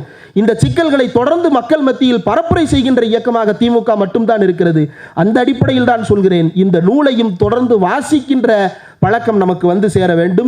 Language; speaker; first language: Tamil; native; Tamil